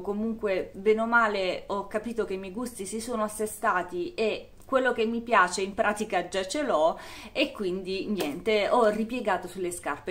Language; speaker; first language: Italian; native; Italian